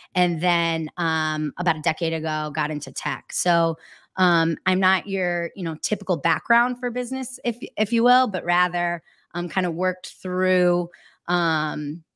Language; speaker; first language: English; native; English